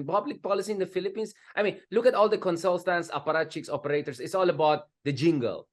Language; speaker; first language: English; non-native, local second language; Filipino